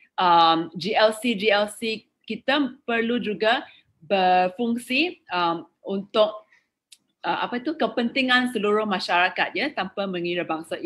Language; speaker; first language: Malay; non-native, local second language; English